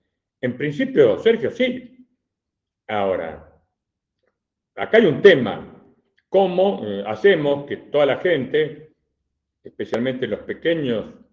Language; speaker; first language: Spanish; native; Spanish